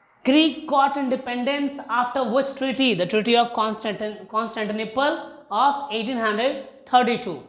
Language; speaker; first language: English; non-native, local second language; Hindi